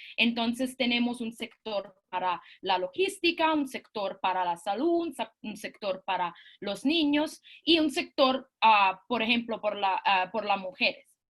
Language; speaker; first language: Spanish; non-native, fluent; Italian